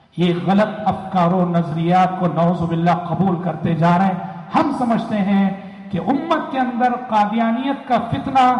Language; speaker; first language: Urdu; native; Urdu